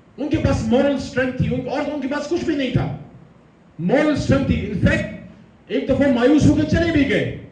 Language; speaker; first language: Urdu; non-native, local second language; Pashto